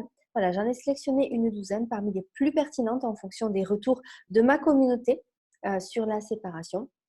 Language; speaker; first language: French; native; French